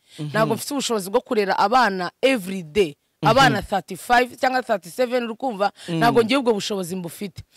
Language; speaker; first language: Kinyarwanda; native; Kinyarwanda